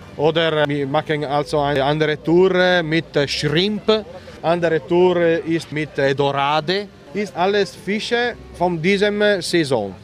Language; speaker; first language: German; non-native, learner; Italian